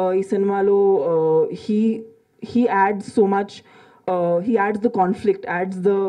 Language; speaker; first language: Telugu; non-native, local second language; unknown